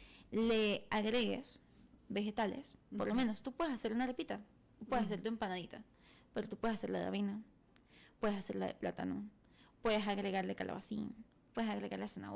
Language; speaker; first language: Spanish; native; Spanish